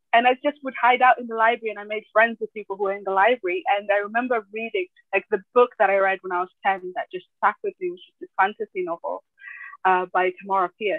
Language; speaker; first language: English; early bilingual, other home language; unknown